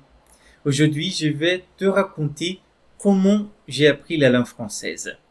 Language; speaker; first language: French; non-native, fluent; Portuguese